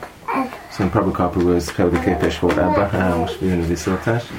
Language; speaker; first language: Hungarian; non-native, learner; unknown